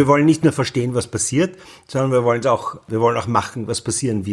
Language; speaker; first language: German; native; German